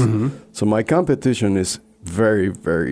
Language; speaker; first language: English; non-native, fluent; Spanish